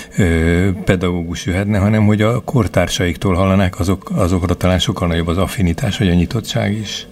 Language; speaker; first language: Hungarian; native; Hungarian